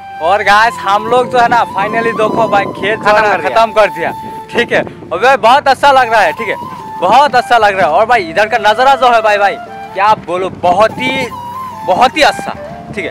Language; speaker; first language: Hindi; non-native, local second language; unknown